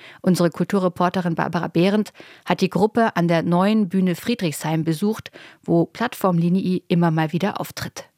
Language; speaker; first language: German; native; German